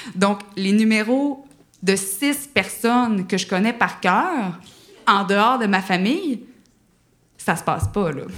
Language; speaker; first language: French; native; French